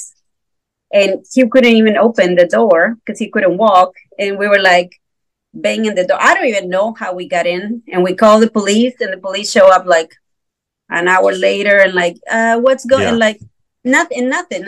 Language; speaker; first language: English; non-native, fluent; Spanish